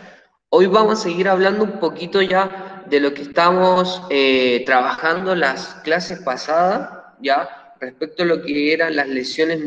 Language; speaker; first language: Spanish; native; Spanish